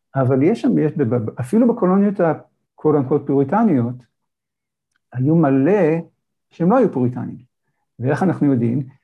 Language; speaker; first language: Hebrew; native; Hebrew